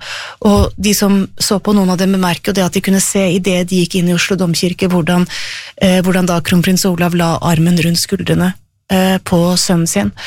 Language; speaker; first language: Norwegian; native; Norwegian